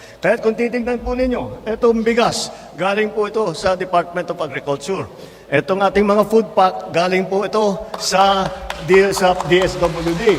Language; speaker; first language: Filipino; native; Filipino